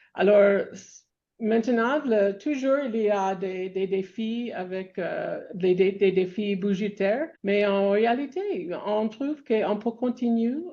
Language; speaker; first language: French; non-native, fluent; English